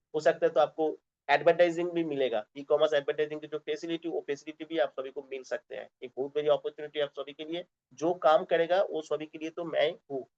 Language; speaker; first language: Hindi; non-native, local second language; Bangla